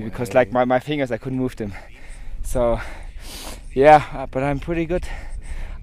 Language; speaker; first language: English; native; English